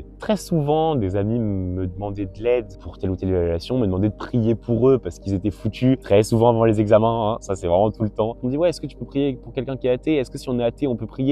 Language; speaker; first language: French; native; French